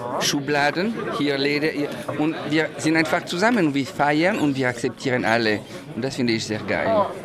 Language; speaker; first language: German; non-native, local second language; French